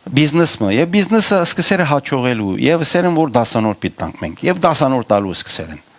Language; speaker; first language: Armenian; early bilingual, heritage; Armenian